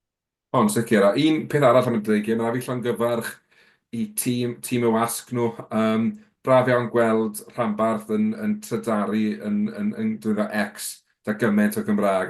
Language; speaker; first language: Welsh; native; Welsh